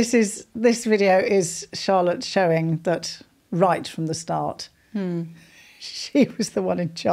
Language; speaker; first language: English; native; English